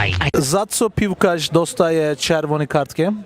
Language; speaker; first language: Polish; non-native, learner; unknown